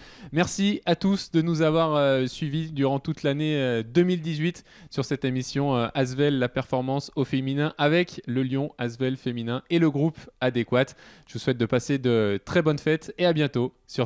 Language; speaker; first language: French; native; French